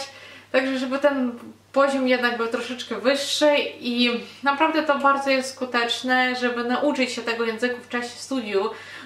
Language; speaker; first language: Polish; non-native, fluent; Ukrainian